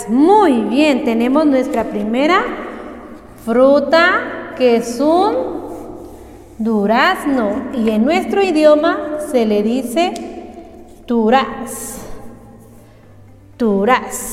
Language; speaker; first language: Spanish; non-native, local second language; Kaqchikel